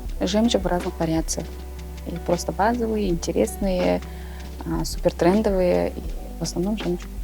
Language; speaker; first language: Russian; non-native, local second language; Yakut